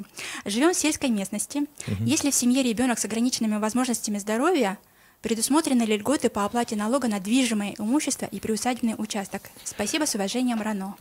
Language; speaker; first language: Russian; non-native, local second language; Kyrgyz